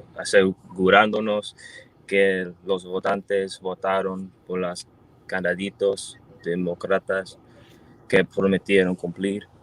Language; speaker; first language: Spanish; early bilingual, heritage; Spanish